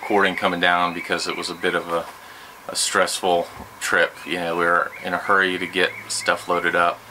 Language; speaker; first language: English; native; English